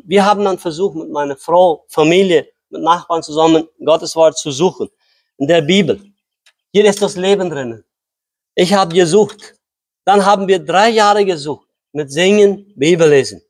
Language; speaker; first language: German; early bilingual, heritage; Low German